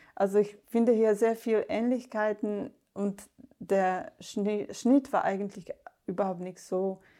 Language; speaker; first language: German; non-native, fluent; Slovak